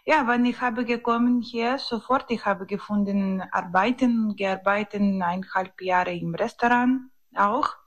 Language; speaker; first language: German; non-native, learner; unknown